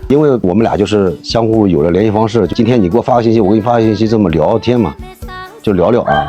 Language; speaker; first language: Chinese; native; Chinese